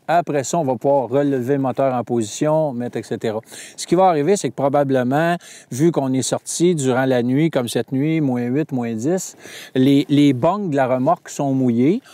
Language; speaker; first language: French; native; French